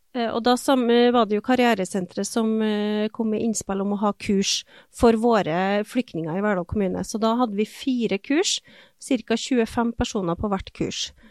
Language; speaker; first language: Norwegian; native; Norwegian